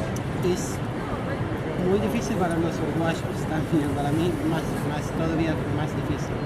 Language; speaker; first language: Spanish; non-native, learner; Arabic